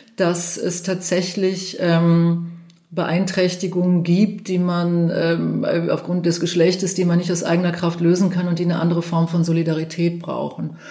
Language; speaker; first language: German; native; German